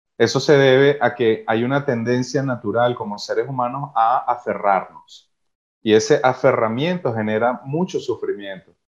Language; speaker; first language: Spanish; native; Spanish